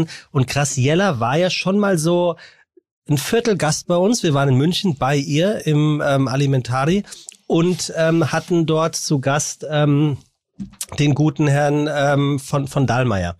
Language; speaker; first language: German; native; German